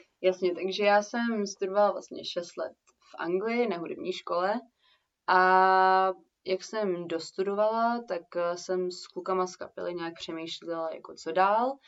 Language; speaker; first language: Czech; early bilingual, heritage; Czech